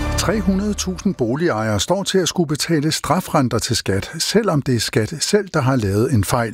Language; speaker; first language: Danish; native; Danish